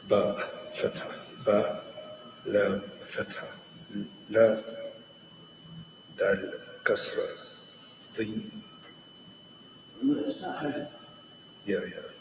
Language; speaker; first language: Arabic; non-native, learner; English